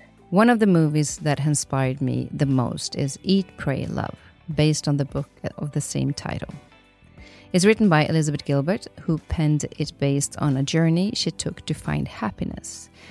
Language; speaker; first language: English; non-native, fluent; Swedish